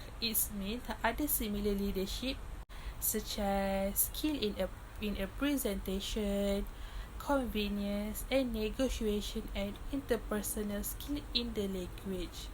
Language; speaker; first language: English; non-native, local second language; Malay